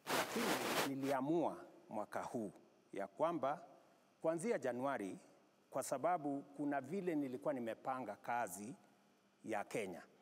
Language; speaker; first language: Swahili; non-native, local second language; Kalenjin